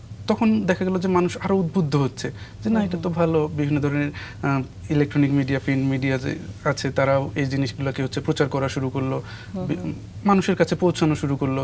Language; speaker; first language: Bangla; non-native, local second language; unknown